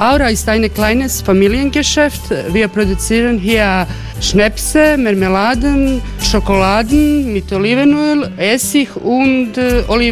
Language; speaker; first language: German; non-native, learner; Croatian